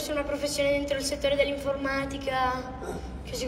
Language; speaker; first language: Italian; early bilingual, heritage; English